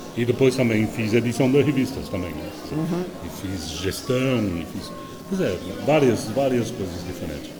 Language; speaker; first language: Portuguese; non-native, fluent; English